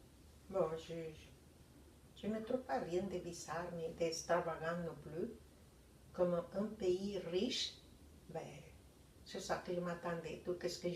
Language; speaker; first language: French; non-native, fluent; Spanish